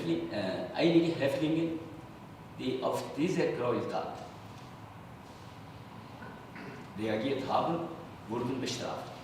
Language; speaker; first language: German; non-native, fluent; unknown